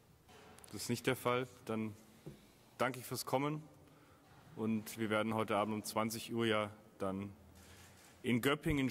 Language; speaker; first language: German; native; German